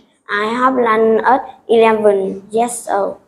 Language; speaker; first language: English; non-native, learner; Vietnamese